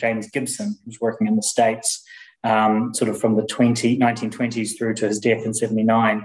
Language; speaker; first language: English; native; English